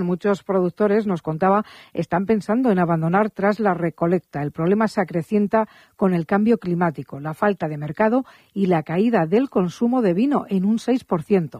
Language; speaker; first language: Spanish; native; Spanish